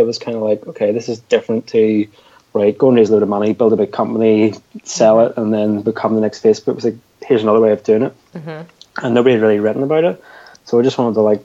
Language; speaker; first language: English; native; English